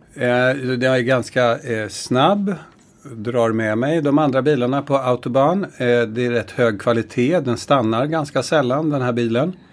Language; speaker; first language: Swedish; native; Swedish